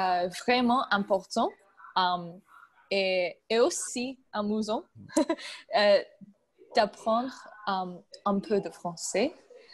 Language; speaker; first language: French; non-native, learner; English